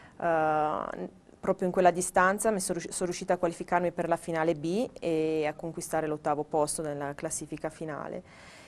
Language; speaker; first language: Italian; native; Italian